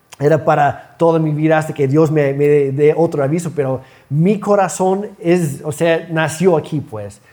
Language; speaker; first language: Spanish; non-native, fluent; English